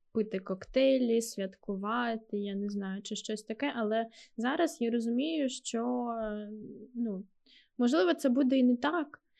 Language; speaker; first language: Ukrainian; native; Ukrainian